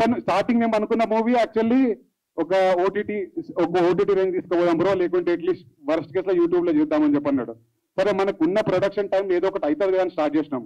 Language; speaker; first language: Telugu; native; Telugu